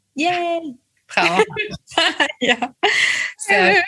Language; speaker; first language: German; non-native, fluent; English